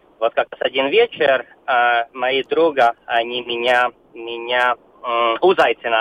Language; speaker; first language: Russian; non-native, local second language; Latvian